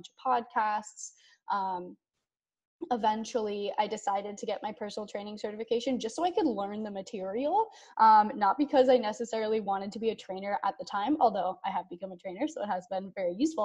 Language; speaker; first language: English; native; English